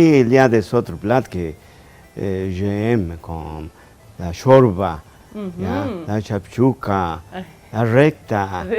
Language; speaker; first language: French; non-native, fluent; Spanish